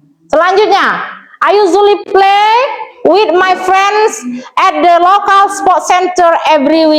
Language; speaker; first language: English; non-native, learner; Indonesian